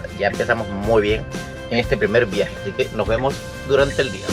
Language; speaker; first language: Spanish; native; Spanish